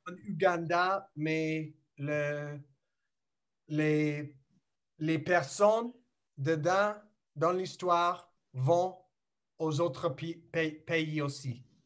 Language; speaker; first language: French; non-native, learner; English